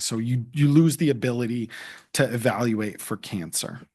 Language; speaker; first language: English; native; English